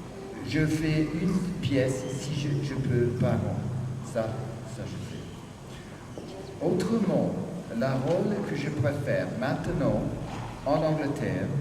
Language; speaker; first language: French; non-native, fluent; English